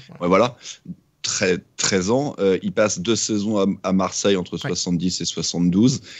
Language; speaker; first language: French; native; French